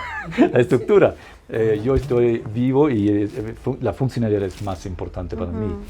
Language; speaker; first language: Spanish; non-native, fluent; German